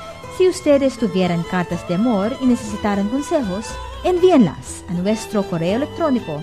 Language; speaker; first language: Spanish; non-native, fluent; Filipino